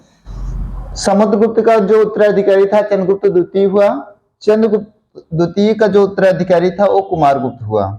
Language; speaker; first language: Hindi; native; Hindi